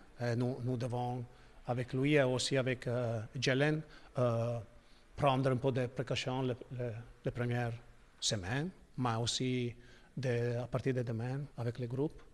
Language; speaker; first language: French; non-native, learner; Italian